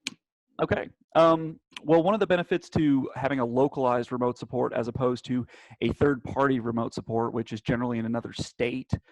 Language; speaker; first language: English; native; English